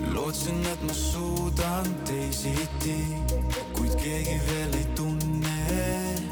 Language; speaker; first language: Estonian; native; Estonian